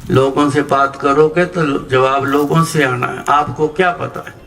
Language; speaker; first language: Hindi; non-native, local second language; Punjabi